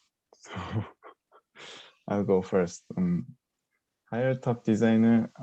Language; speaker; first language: English; non-native, learner; Korean